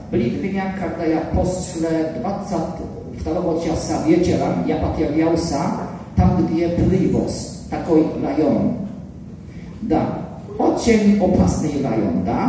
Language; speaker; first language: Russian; non-native, learner; Polish